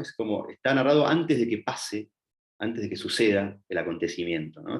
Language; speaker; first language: Spanish; native; Spanish